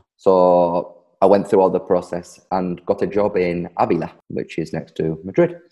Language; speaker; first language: English; native; English